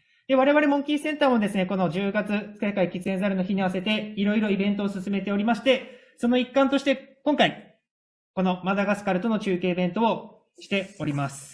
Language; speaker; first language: Japanese; native; Japanese